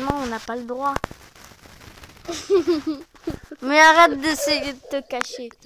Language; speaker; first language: French; native; French